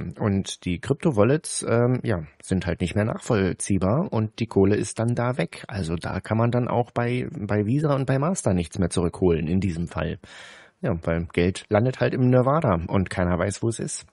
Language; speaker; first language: German; native; German